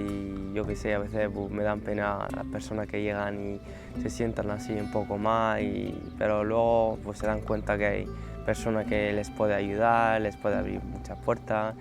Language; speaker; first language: Spanish; non-native, fluent; Arabic